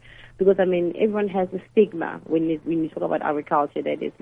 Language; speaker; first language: English; non-native, local second language; Zulu